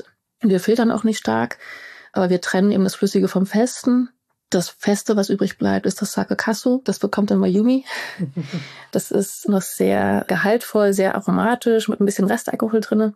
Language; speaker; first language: German; native; German